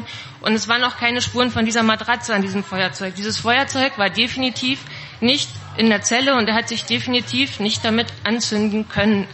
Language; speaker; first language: German; native; German